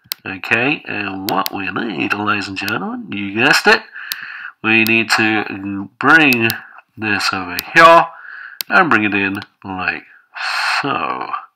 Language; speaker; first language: English; native; English